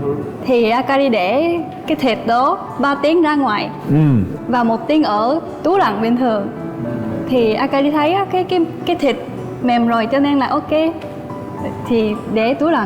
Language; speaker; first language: Vietnamese; non-native, learner; Japanese